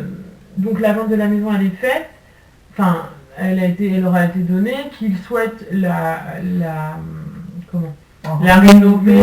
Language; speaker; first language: French; native; French